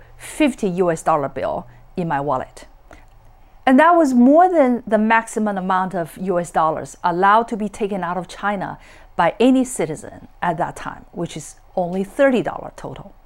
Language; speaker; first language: English; non-native, fluent; Chinese